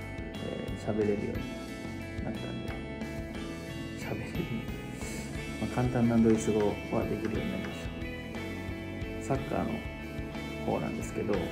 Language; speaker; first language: Japanese; native; Japanese